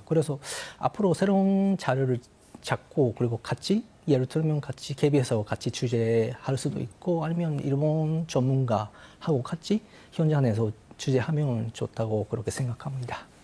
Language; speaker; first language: Korean; non-native, fluent; Japanese